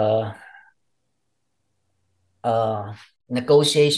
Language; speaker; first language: English; non-native, fluent; Vietnamese